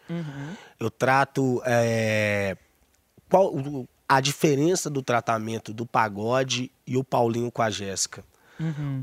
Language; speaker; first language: Portuguese; native; Portuguese